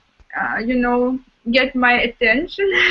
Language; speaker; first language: English; non-native, fluent; Russian